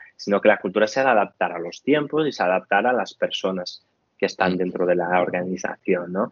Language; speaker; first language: Spanish; non-native, fluent; Portuguese